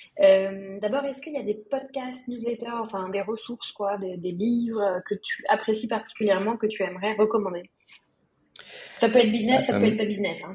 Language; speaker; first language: French; native; French